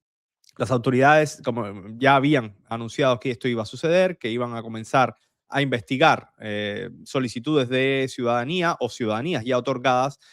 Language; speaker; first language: Spanish; native; Spanish